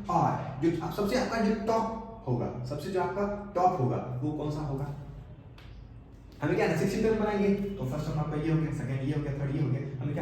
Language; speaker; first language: Hindi; native; Hindi